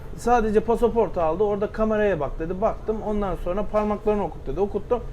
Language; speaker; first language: Turkish; native; Turkish